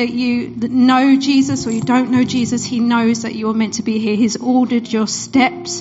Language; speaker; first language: English; native; English